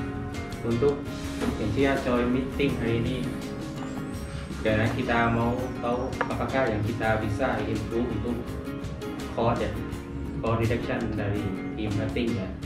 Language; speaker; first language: Indonesian; non-native, fluent; Thai